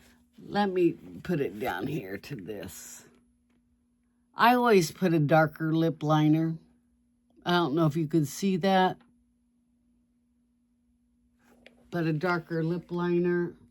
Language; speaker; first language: English; native; English